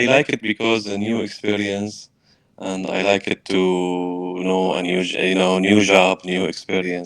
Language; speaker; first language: English; non-native, learner; Arabic